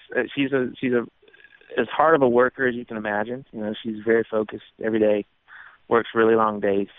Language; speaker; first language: English; native; English